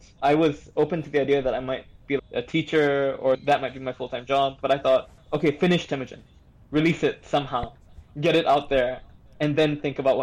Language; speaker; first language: English; native; English